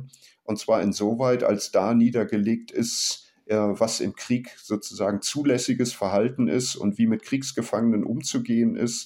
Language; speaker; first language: German; native; German